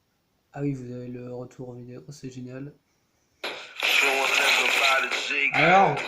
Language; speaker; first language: French; native; French